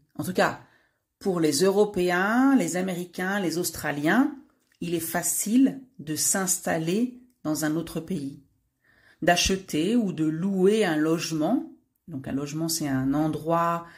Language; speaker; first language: French; native; French